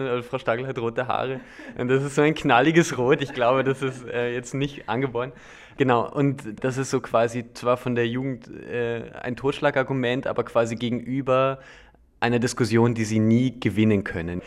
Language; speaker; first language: German; native; German